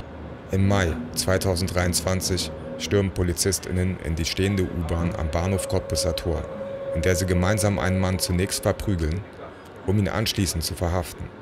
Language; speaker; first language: German; native; German